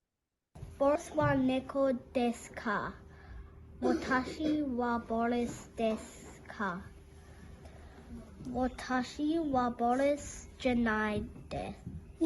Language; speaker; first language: Japanese; non-native, learner; English